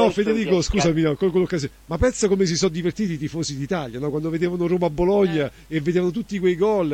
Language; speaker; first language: Italian; native; Italian